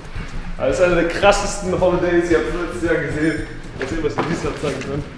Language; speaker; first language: German; native; German